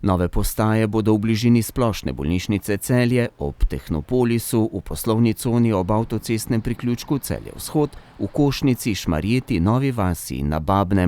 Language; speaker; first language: Slovenian; native; Slovenian